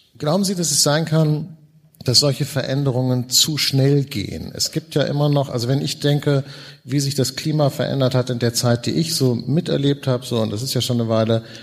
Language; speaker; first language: German; native; German